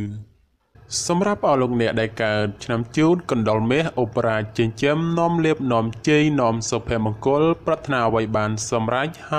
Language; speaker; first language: Khmer; native; Khmer